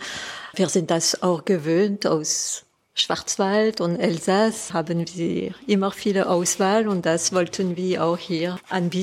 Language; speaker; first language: German; non-native, fluent; French